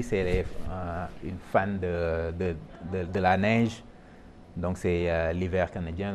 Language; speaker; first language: French; non-native, local second language; Wolof